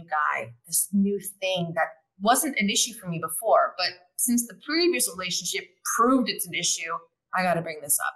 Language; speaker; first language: English; native; English